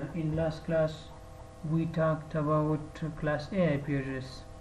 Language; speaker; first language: English; non-native, fluent; Persian